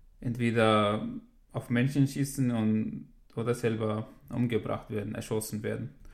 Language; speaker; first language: German; non-native, fluent; Arabic